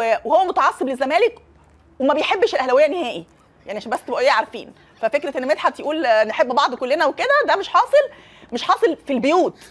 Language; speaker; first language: Arabic; native; Arabic